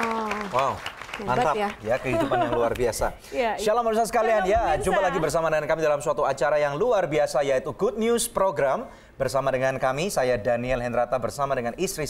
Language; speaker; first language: Indonesian; native; Indonesian